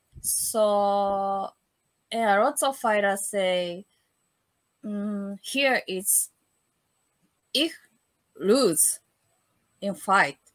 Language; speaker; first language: English; non-native, learner; Japanese